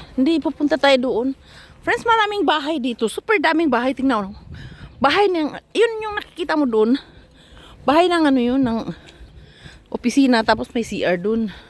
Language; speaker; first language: Filipino; native; Filipino